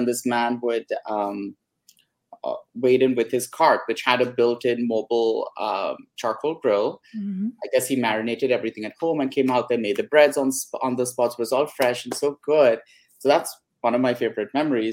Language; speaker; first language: English; non-native, local second language; Hindi